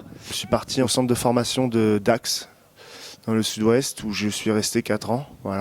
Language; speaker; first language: French; native; French